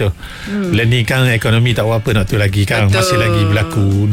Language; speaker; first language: Malay; native; Malay